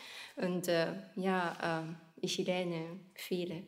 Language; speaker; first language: German; non-native, learner; Japanese